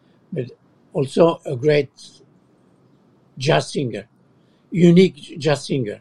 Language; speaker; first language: English; non-native, fluent; French